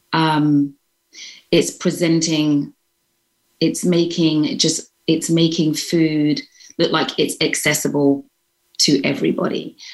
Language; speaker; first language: English; native; English